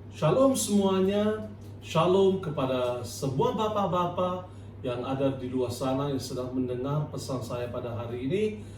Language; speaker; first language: Indonesian; non-native, fluent; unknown